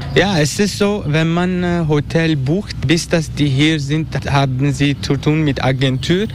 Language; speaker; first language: German; non-native, learner; Turkish